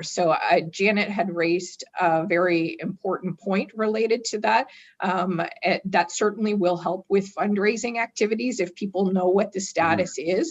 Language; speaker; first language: English; native; English